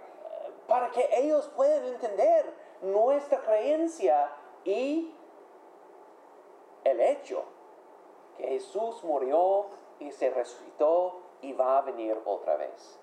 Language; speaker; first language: Spanish; non-native, fluent; English